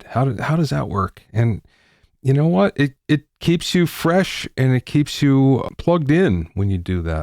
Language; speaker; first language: English; native; English